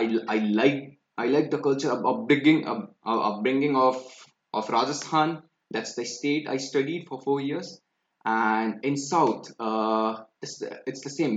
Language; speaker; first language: English; non-native, local second language; Hindi